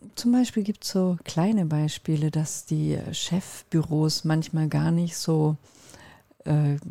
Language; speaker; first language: German; non-native, fluent; Turkish